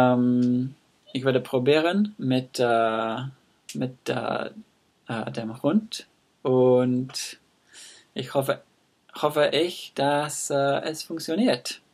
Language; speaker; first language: German; non-native, learner; English